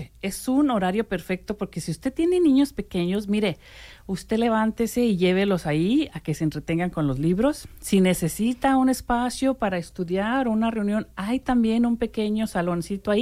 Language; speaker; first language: Spanish; native; Spanish